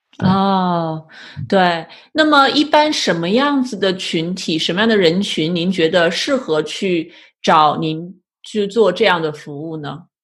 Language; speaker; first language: Chinese; native; Chinese